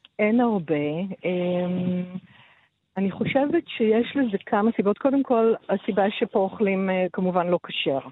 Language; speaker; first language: Hebrew; native; Hebrew